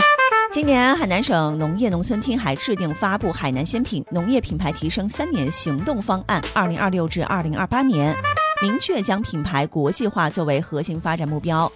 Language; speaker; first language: Chinese; native; Chinese